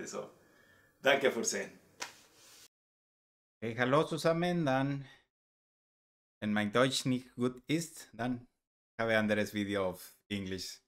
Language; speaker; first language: German; non-native, learner; Spanish